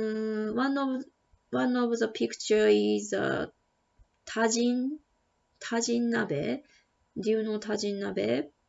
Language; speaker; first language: English; non-native, learner; Japanese